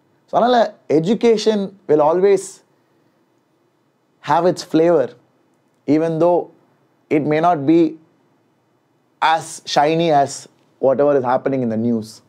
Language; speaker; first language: English; non-native, local second language; Tamil